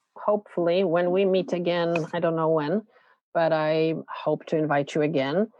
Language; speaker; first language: English; non-native, fluent; Polish